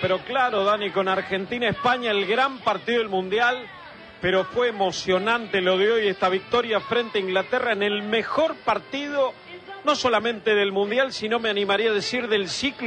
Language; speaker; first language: Spanish; native; Spanish